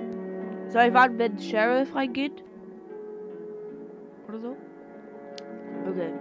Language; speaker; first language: German; non-native, learner; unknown